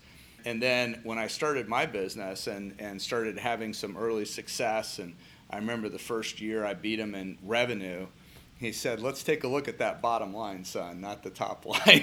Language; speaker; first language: English; native; English